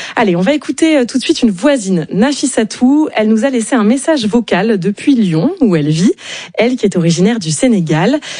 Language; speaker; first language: French; native; French